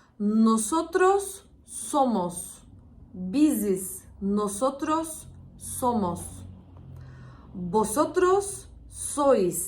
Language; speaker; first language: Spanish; non-native, fluent; Turkish